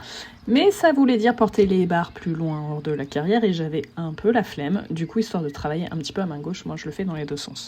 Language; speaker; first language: French; native; French